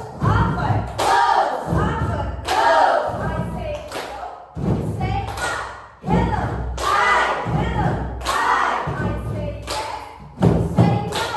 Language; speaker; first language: English; non-native, learner; Indonesian